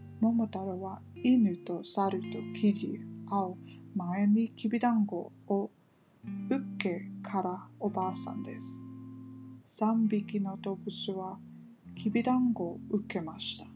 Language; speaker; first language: Japanese; non-native, learner; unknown